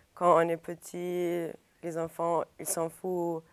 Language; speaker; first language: French; non-native, fluent; German